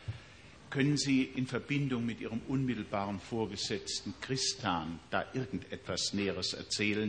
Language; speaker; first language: German; native; German